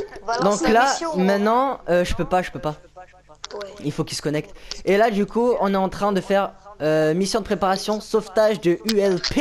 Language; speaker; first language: French; native; French